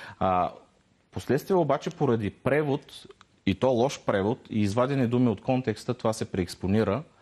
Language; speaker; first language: Bulgarian; non-native, local second language; Turkish